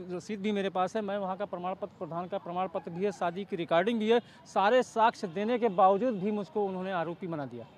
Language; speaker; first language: Hindi; native; Hindi